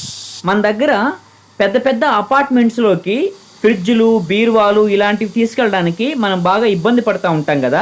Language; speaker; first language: Telugu; native; Telugu